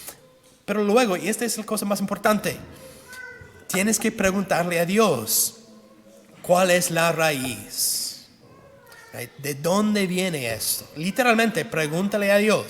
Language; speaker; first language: Spanish; non-native, fluent; English